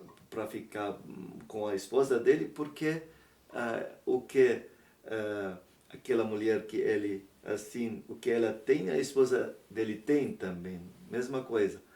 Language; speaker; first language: Portuguese; non-native, learner; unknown